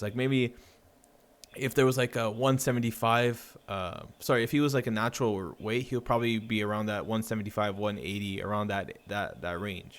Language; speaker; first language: English; native; English